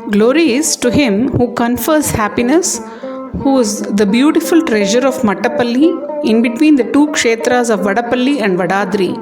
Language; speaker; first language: English; non-native, local second language; Tamil